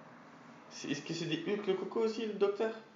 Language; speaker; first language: French; native; French